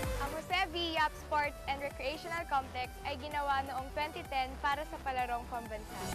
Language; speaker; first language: Filipino; non-native, local second language; Iloko